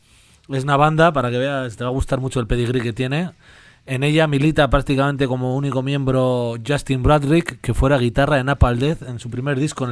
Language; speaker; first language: Spanish; native; Spanish